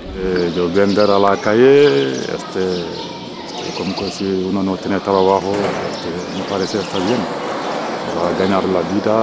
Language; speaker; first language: Spanish; non-native, learner; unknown